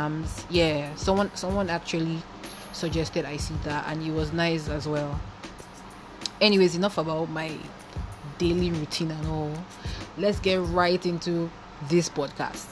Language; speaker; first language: English; non-native, local second language; Igbo